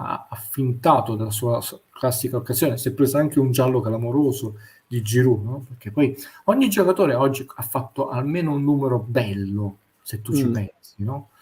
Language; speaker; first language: Italian; native; Italian